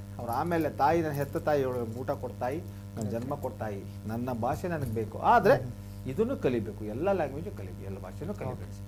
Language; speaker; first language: Kannada; native; Kannada